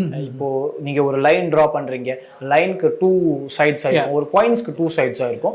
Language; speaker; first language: Tamil; non-native, learner; Kashmiri